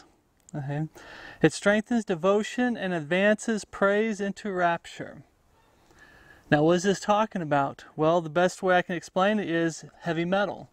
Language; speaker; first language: English; native; English